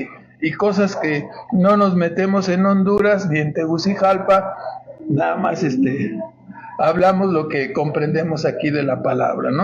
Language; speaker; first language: Spanish; native; Spanish